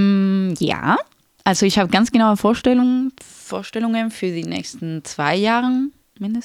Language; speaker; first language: German; non-native, fluent; Spanish